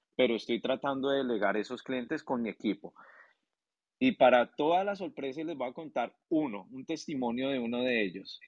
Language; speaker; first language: Spanish; native; Spanish